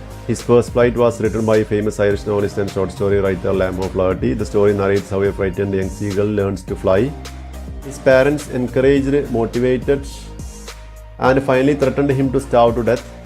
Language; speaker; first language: English; non-native, local second language; Malayalam